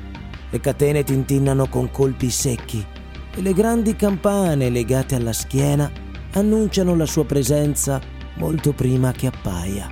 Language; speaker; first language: Italian; native; Italian